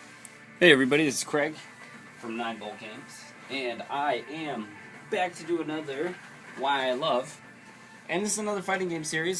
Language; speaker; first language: English; native; English